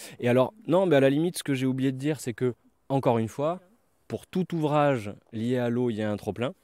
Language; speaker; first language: French; native; French